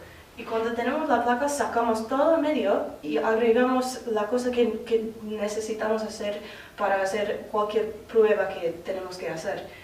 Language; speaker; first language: Spanish; non-native, learner; English